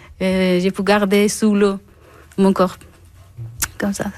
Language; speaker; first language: French; non-native, learner; Persian